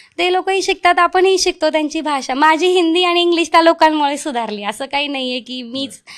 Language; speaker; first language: Marathi; non-native, local second language; Hindi